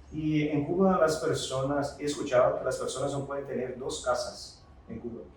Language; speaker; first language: Spanish; non-native, fluent; Portuguese